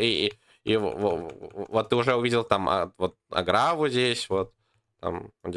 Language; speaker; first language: Russian; native; Russian